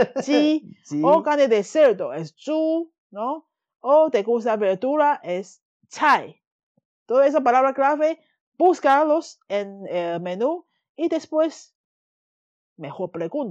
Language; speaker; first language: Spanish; non-native, fluent; Chinese